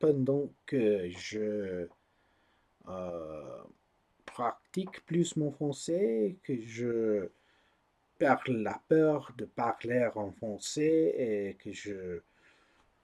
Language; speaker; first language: French; non-native, learner; English